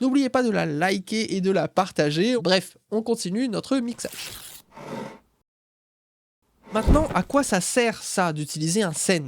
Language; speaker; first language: French; native; French